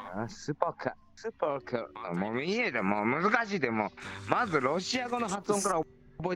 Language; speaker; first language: Japanese; native; Japanese